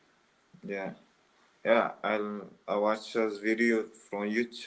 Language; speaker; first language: English; non-native, learner; Portuguese